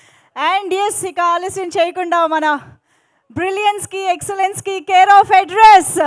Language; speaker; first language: Telugu; native; Telugu